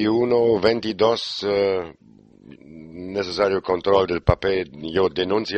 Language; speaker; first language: Spanish; non-native, learner; German